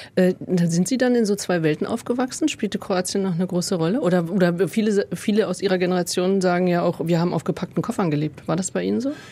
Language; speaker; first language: German; native; German